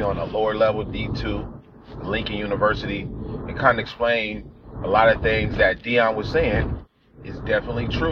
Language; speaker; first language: English; native; English